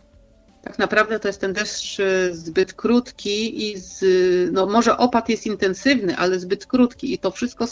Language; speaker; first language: Polish; native; Polish